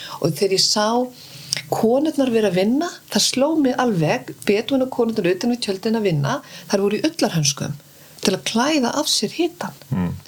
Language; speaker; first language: Icelandic; early bilingual, heritage; Icelandic